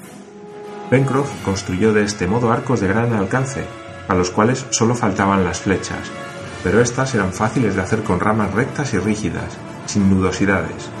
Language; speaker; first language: Spanish; native; Spanish